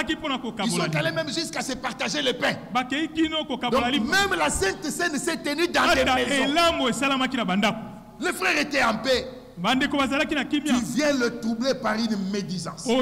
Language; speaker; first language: French; non-native, local second language; Lingala